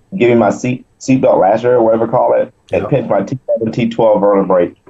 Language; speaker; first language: English; native; English